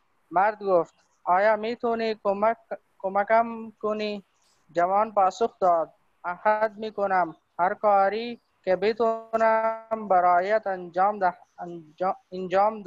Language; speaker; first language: Persian; non-native, learner; Urdu